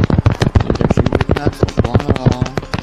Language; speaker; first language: Chinese; native; Chinese